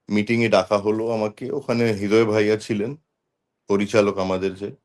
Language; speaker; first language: Bangla; non-native, local second language; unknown